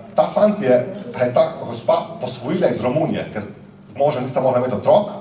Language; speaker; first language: Slovenian; native; Slovenian